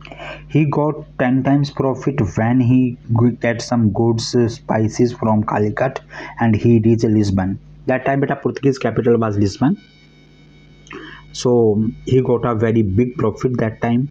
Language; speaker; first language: English; non-native, local second language; Hindi